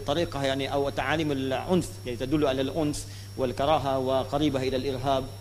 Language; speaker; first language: Arabic; non-native, fluent; Indonesian